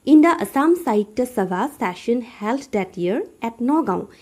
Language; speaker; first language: English; non-native, local second language; Assamese